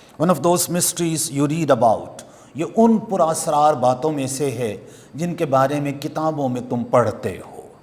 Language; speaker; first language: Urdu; non-native, local second language; Punjabi